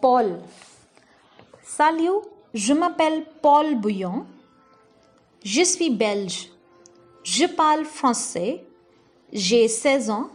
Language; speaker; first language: French; non-native, fluent; Hindi